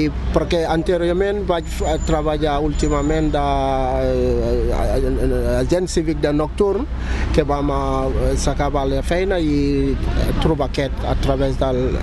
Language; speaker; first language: Catalan; non-native, learner; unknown